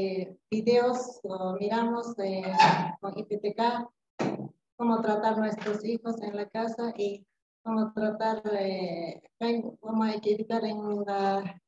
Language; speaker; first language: Spanish; non-native, local second language; Quechua